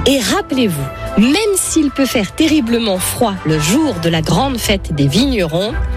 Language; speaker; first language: French; native; French